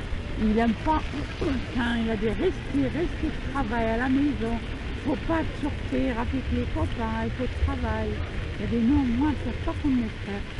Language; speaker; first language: French; non-native, learner; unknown